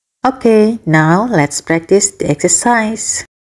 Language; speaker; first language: English; non-native, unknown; Indonesian